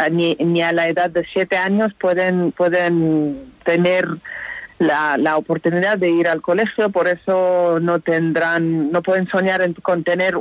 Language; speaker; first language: Spanish; non-native, fluent; Persian